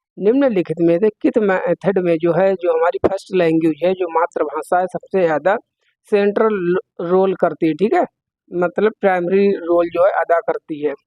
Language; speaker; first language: Hindi; native; Hindi